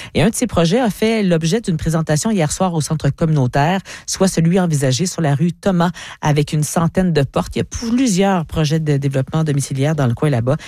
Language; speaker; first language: French; native; French